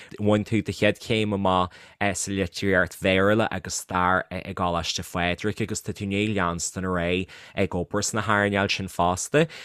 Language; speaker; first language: Irish; native; Irish